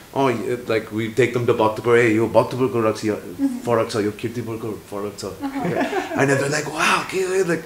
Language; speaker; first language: Nepali; non-native, learner; English